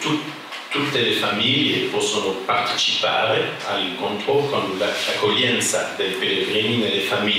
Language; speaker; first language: Italian; non-native, fluent; French